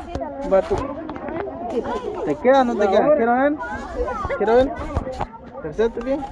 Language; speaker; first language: Spanish; native; Spanish